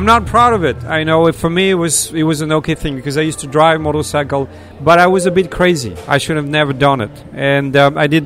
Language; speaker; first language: English; non-native, fluent; French